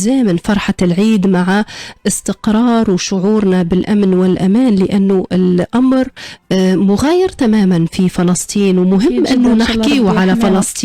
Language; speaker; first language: Arabic; native; Arabic